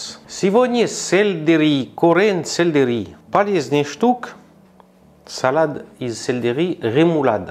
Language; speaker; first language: Russian; non-native, learner; French